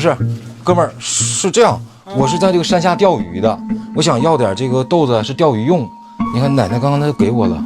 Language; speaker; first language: Chinese; native; Chinese